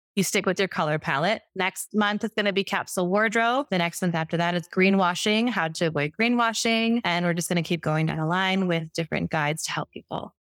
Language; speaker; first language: English; native; English